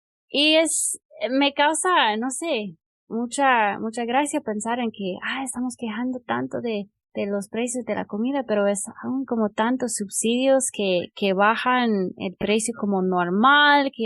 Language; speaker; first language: Spanish; non-native, fluent; English